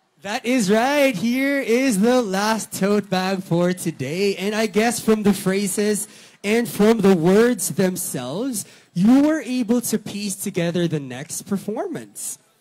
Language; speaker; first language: English; non-native, local second language; Filipino